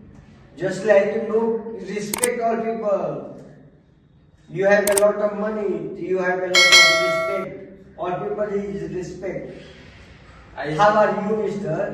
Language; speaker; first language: English; non-native, learner; Hindi